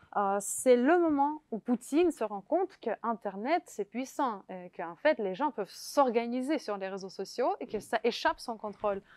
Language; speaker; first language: French; non-native, fluent; Russian